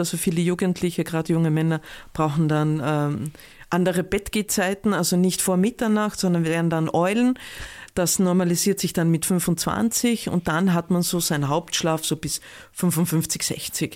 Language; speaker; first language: German; native; German